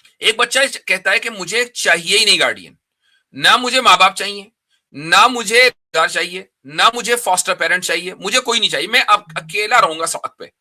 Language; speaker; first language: Urdu; native; Urdu